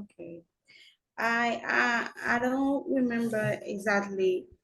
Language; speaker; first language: English; non-native, learner; Haitian Creole